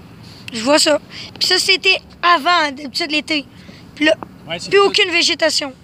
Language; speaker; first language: French; native; French